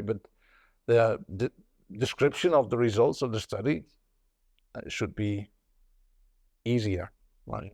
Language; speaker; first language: English; non-native, fluent; Dutch